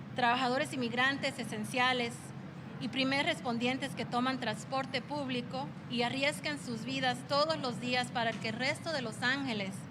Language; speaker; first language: Spanish; early bilingual, other home language; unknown